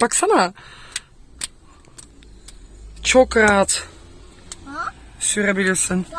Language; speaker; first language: Turkish; non-native, fluent; Dutch